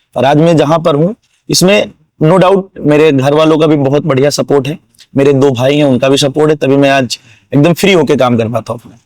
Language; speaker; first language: Hindi; native; Hindi